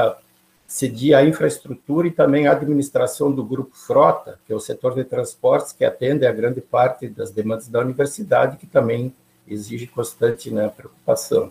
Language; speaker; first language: Portuguese; native; Portuguese